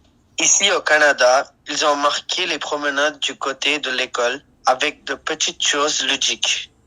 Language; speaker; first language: French; non-native, learner; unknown